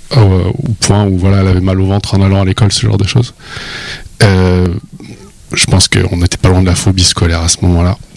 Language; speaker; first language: French; native; French